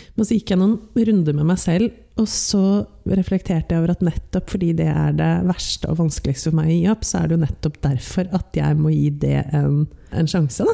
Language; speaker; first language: Norwegian; native; Norwegian